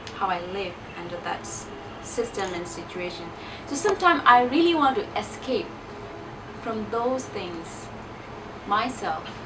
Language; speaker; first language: English; non-native, learner; Burmese